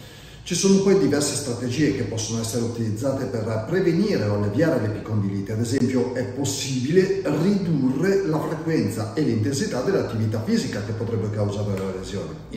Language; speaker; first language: Italian; native; Italian